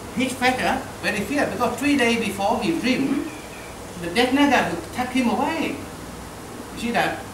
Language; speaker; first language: English; non-native, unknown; Vietnamese